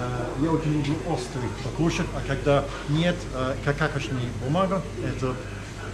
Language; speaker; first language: Russian; non-native, learner; English